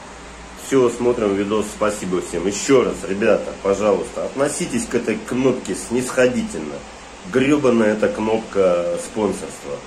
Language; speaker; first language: Russian; native; Russian